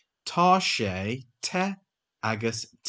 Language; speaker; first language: Irish; non-native, local second language; English